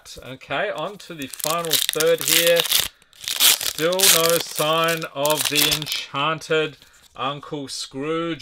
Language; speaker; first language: English; native; English